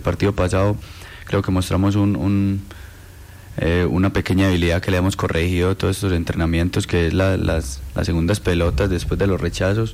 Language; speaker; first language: Spanish; native; Spanish